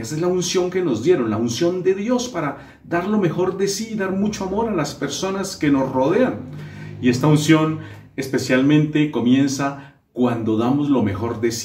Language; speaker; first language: Spanish; native; Spanish